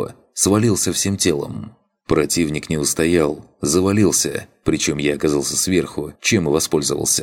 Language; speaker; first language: Russian; native; Russian